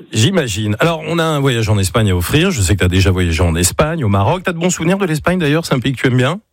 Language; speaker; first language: French; native; French